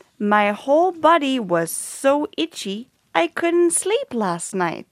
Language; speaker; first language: English; native; English